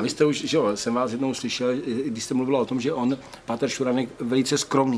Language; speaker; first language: Czech; native; Czech